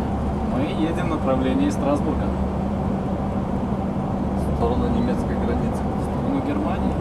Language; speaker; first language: Russian; native; Russian